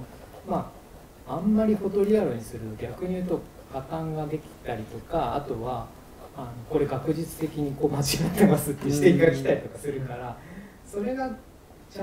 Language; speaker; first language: Japanese; native; Japanese